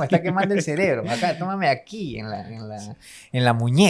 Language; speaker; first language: Spanish; native; Spanish